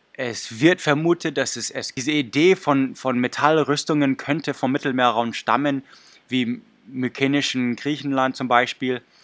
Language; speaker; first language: German; non-native, fluent; English